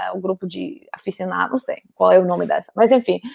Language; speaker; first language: Portuguese; non-native, fluent; English